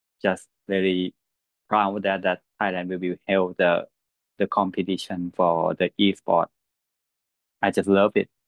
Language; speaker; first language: English; non-native, learner; Thai